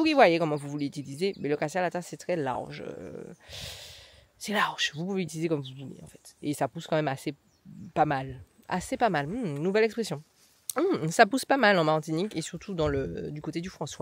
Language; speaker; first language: French; native; French